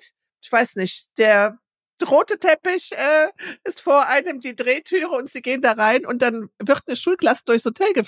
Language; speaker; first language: German; native; German